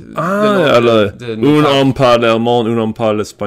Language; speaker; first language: French; non-native, learner; English